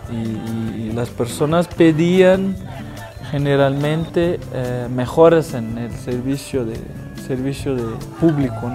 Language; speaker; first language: Spanish; non-native, fluent; Portuguese